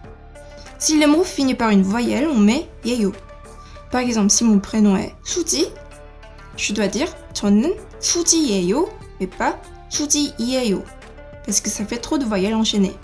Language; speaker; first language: French; native; French